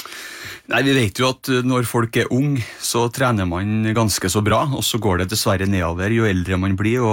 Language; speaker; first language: Norwegian; native; Norwegian